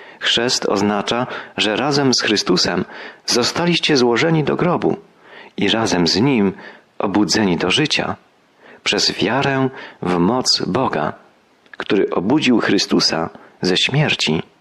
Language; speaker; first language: Polish; native; Polish